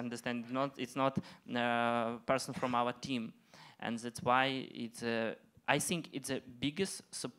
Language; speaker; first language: English; non-native, learner; Ukrainian